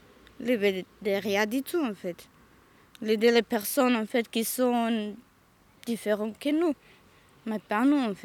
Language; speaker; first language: French; non-native, learner; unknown